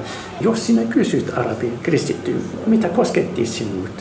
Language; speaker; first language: Finnish; non-native, learner; Arabic